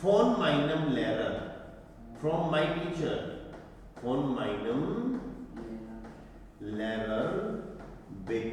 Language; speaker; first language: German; non-native, fluent; Hindi